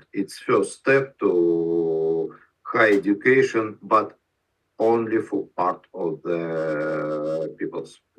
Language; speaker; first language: English; non-native, learner; Russian